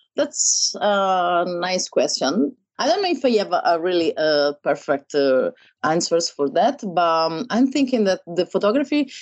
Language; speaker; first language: English; non-native, learner; Italian